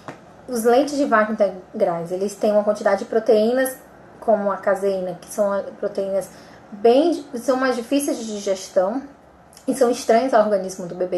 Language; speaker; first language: Portuguese; native; Portuguese